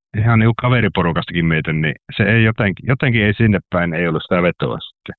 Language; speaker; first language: Finnish; native; Finnish